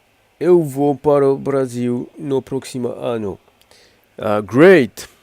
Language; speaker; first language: Portuguese; non-native, learner; French